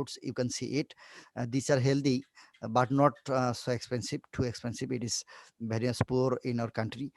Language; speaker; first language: English; non-native, local second language; Bangla